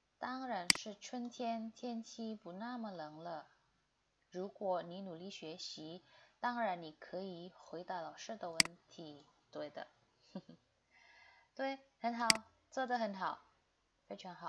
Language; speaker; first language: Chinese; non-native, fluent; Indonesian